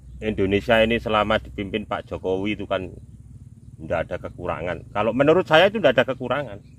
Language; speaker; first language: Indonesian; non-native, local second language; Javanese